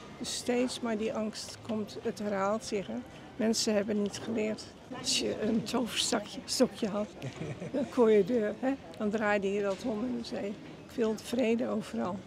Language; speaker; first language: Dutch; native; Dutch